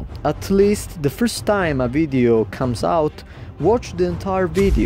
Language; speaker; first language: English; non-native, fluent; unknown